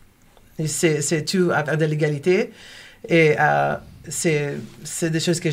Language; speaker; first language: French; non-native, learner; Portuguese